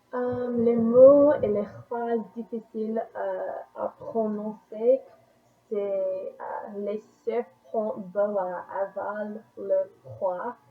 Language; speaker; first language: French; non-native, learner; English